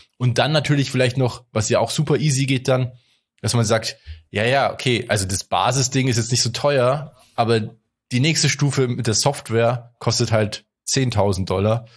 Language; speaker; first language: German; native; German